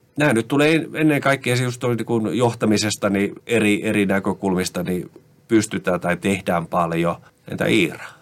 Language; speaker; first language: Finnish; native; Finnish